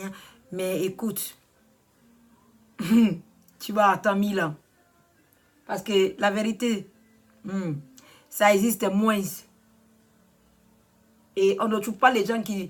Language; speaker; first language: French; non-native, learner; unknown